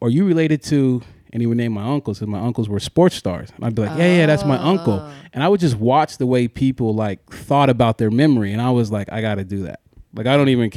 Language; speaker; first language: English; native; English